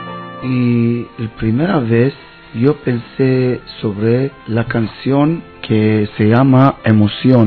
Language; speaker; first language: Spanish; non-native, learner; Hebrew